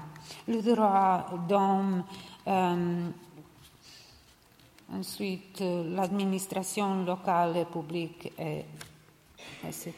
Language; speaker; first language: French; non-native, learner; Serbian